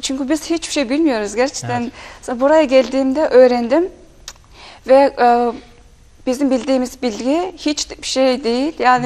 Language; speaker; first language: Turkish; non-native, fluent; Mongolian